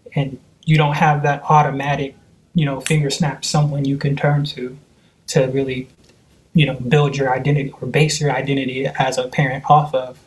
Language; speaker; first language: English; native; English